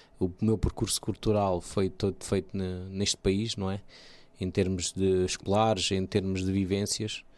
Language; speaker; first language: Portuguese; early bilingual, other home language; Kabuverdianu